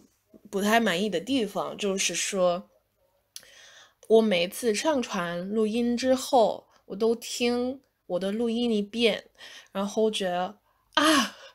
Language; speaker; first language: Chinese; non-native, fluent; English